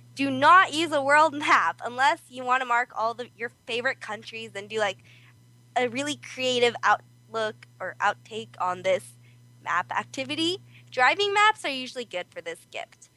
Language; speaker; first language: English; early bilingual, other home language; Korean